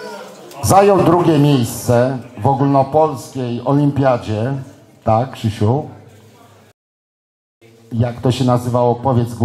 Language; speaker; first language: Polish; native; Polish